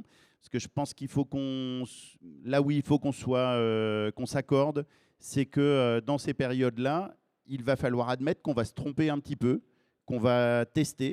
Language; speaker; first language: French; native; French